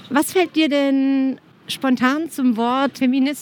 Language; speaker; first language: German; native; German